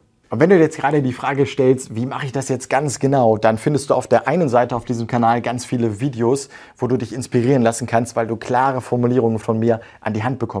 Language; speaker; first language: German; native; German